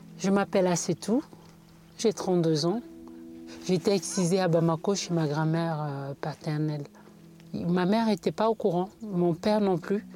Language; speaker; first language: French; non-native, local second language; Bambara